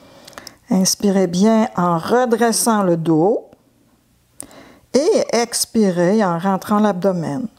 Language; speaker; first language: French; native; French